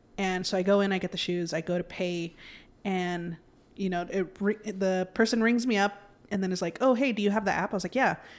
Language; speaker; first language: English; native; English